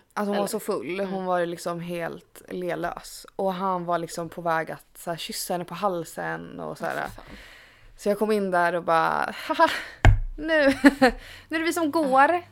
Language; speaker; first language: Swedish; native; Swedish